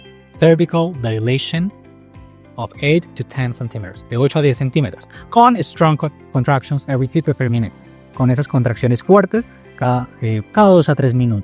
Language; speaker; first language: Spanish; native; Spanish